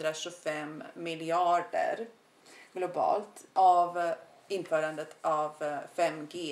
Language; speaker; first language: Swedish; non-native, fluent; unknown